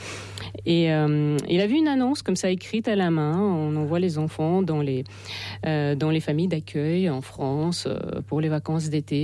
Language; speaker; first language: French; non-native, fluent; Russian